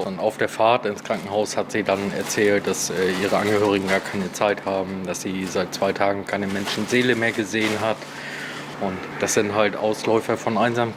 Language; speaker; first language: German; native; German